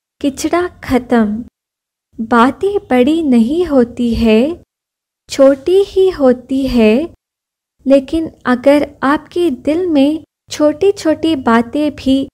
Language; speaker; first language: Hindi; non-native, local second language; Kannada